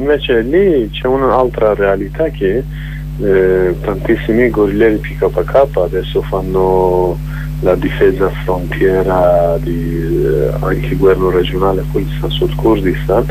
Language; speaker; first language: Italian; non-native, learner; Kurdish